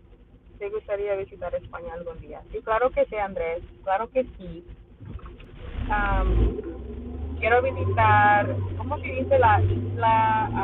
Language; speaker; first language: Spanish; non-native, learner; English